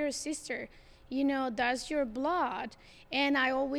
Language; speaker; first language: English; non-native, fluent; Spanish